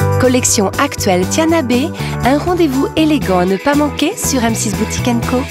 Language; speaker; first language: French; native; French